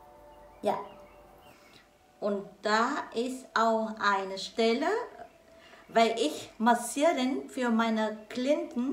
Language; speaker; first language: German; non-native, learner; Vietnamese